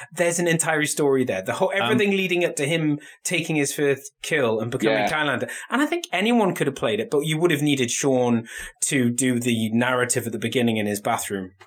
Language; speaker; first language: English; native; English